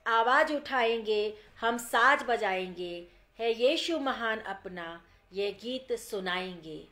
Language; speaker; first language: Hindi; non-native, local second language; Gujarati